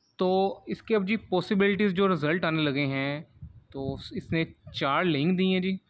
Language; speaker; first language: Urdu; non-native, local second language; Punjabi